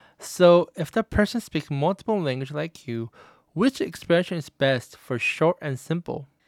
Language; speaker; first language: English; native; English